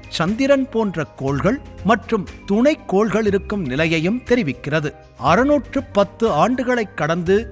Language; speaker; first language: Tamil; native; Tamil